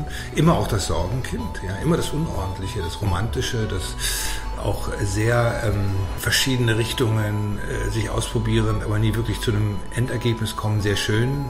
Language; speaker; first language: German; native; German